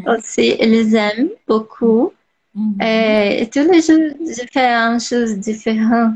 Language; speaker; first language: French; non-native, learner; Portuguese